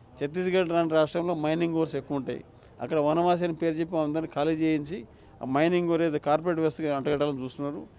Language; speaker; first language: Telugu; non-native, local second language; Lambadi